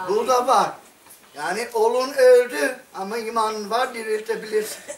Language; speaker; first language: Turkish; non-native, fluent; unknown